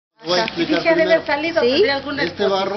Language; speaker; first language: Spanish; native; Spanish